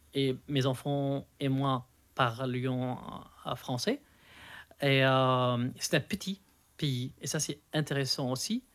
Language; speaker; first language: French; non-native, fluent; Arabic